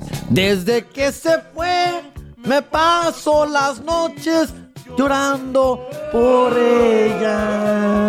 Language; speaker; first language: Spanish; early bilingual, heritage; Spanish